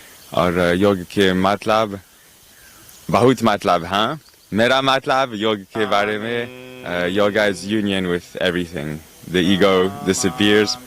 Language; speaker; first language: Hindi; non-native, learner; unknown